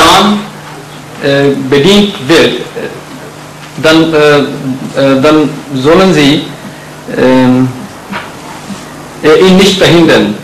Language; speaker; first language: German; non-native, fluent; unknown